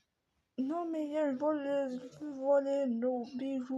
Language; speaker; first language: French; native; French